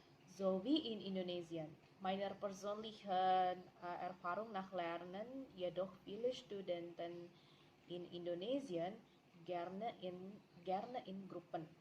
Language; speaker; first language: German; non-native, learner; Indonesian